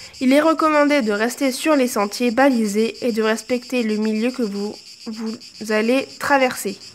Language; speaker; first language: French; native; French